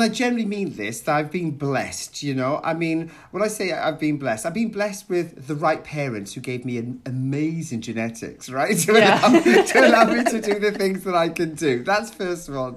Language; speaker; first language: English; native; English